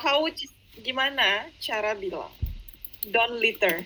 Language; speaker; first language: English; non-native, fluent; Indonesian